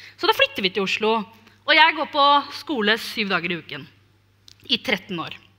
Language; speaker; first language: Norwegian; early bilingual, other home language; Tamil